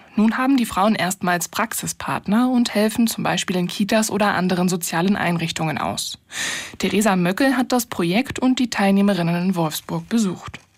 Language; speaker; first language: German; native; German